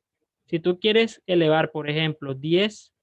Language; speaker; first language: Spanish; native; Spanish